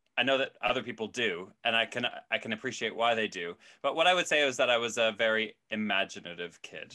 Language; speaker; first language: English; native; English